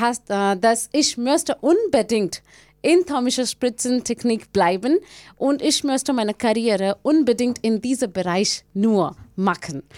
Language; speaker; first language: German; non-native, learner; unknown